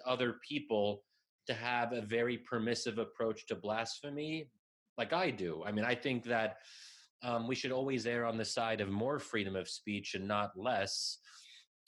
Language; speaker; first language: English; native; English